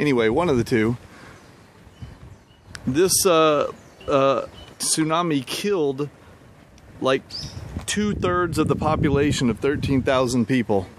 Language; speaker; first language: English; native; English